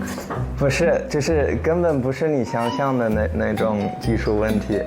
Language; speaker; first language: Chinese; non-native, fluent; English